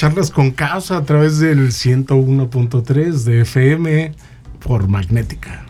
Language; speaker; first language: Spanish; native; Spanish